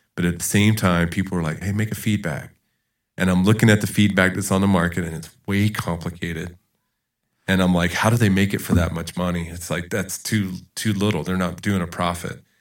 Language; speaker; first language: English; native; English